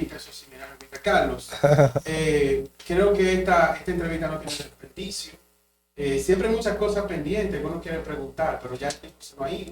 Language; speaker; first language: Spanish; native; Spanish